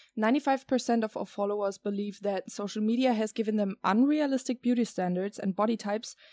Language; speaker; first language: English; non-native, fluent; German